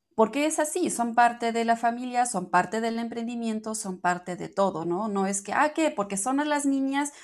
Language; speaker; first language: Spanish; non-native, fluent; German